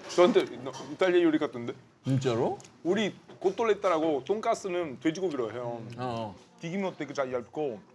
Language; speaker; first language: Korean; non-native, fluent; Hindi